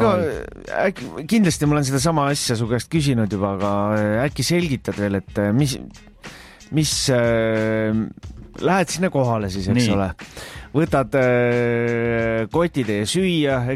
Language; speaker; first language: Estonian; native; Estonian